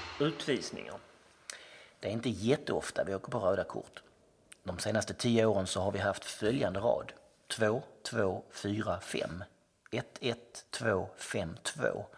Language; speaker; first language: Swedish; native; Swedish